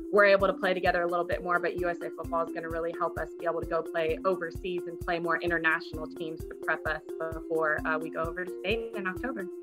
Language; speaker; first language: English; native; English